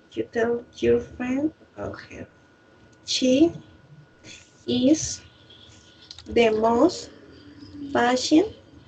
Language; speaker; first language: English; non-native, learner; Spanish